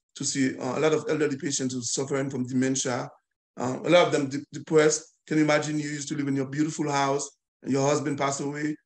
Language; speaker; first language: English; non-native, fluent; Haitian Creole